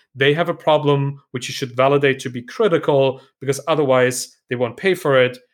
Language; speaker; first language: English; non-native, fluent; German